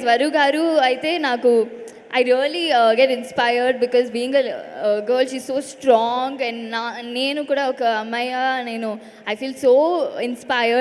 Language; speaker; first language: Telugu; non-native, local second language; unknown